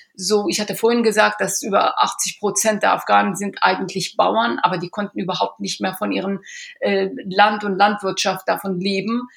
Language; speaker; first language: German; early bilingual, other home language; Persian